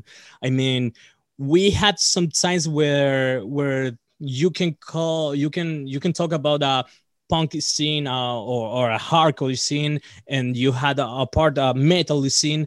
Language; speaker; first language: English; non-native, fluent; Spanish